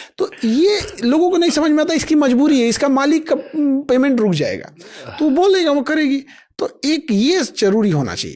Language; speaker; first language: Hindi; native; Hindi